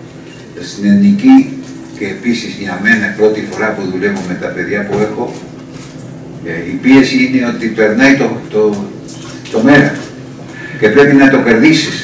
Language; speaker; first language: Greek; non-native, learner; Spanish